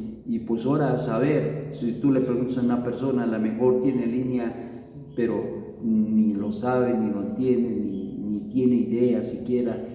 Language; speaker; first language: Spanish; native; Spanish